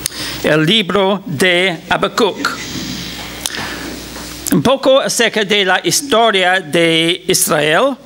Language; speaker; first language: Spanish; non-native, fluent; English